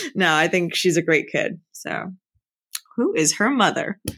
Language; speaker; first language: English; native; English